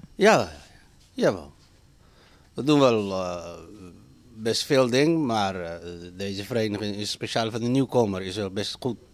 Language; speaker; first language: Dutch; non-native, fluent; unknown